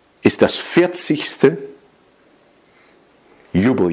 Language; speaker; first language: German; non-native, fluent; Dutch